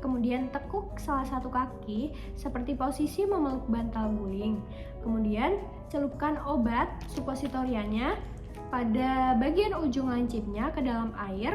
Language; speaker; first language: Indonesian; native; Indonesian